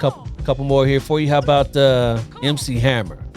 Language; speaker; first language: English; native; English